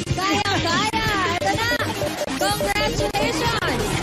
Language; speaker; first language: Filipino; native; Filipino